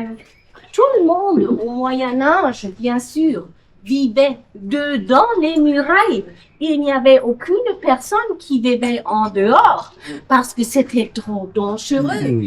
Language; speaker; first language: French; non-native, fluent; German